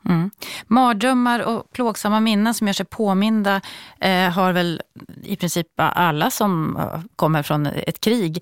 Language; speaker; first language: Swedish; native; Swedish